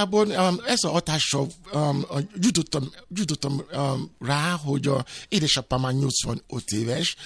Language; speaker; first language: Hungarian; non-native, fluent; Yoruba